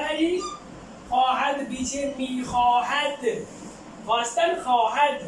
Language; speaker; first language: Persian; non-native, fluent; Urdu